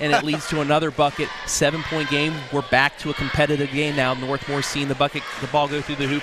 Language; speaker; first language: English; native; English